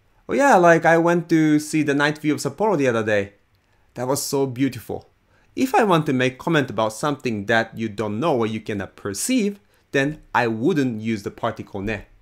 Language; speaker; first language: English; non-native, fluent; Japanese